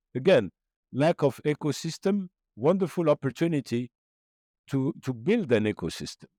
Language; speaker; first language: English; non-native, fluent; Arabic